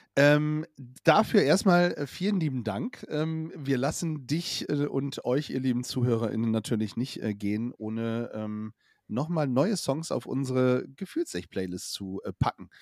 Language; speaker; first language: German; native; German